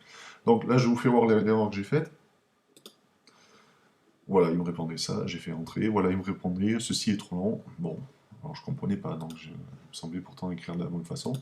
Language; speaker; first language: French; native; French